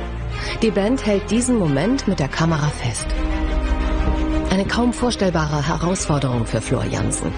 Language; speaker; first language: German; native; German